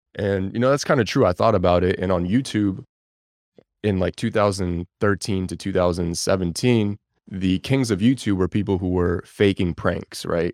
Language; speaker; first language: English; early bilingual, other home language; Bulgarian